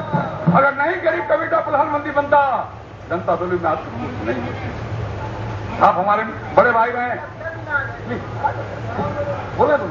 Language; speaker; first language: Hindi; native; Hindi